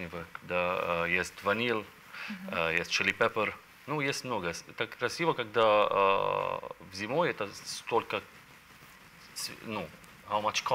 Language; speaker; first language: Russian; non-native, learner; Arabic